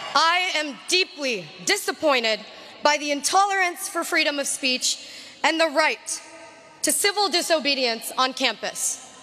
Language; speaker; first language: English; native; English